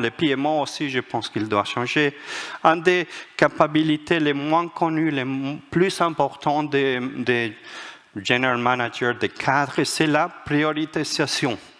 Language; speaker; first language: French; non-native, fluent; Spanish